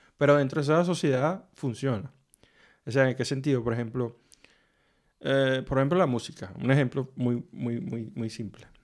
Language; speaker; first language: Spanish; native; Spanish